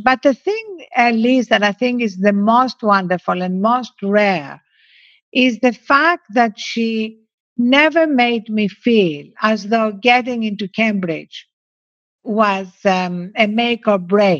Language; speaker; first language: English; non-native, fluent; Greek